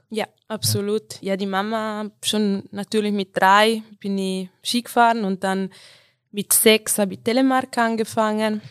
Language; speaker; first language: German; non-native, local second language; Ladin